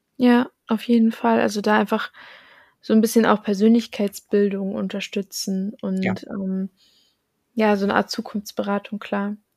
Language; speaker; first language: German; native; German